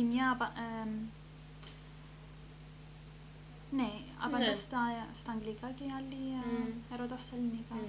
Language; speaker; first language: Greek; early bilingual, heritage; Greek